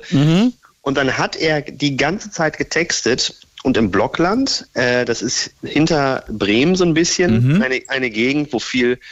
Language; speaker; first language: German; native; German